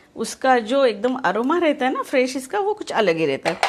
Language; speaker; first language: Hindi; non-native, local second language; Marathi